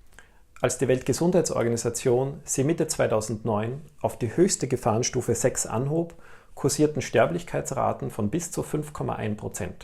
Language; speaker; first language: German; native; German